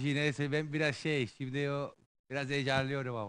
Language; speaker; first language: Turkish; non-native, learner; Italian